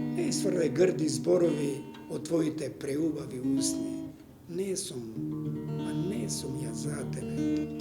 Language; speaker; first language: Macedonian; non-native, local second language; Serbian